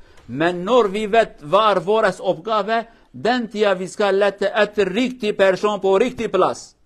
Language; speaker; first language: Norwegian; non-native, fluent; Kurdish